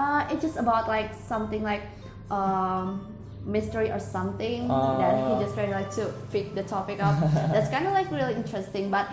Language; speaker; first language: English; non-native, learner; Indonesian